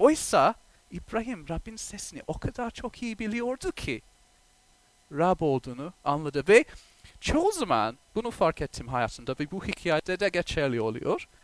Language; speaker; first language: Turkish; non-native, fluent; English